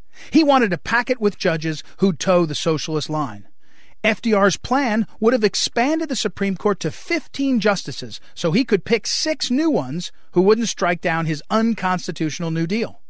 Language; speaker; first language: English; native; English